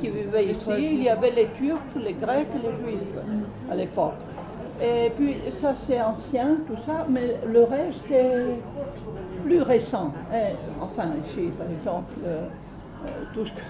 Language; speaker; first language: French; non-native, fluent; Greek